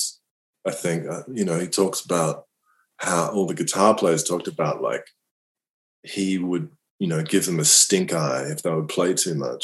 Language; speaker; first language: English; native; English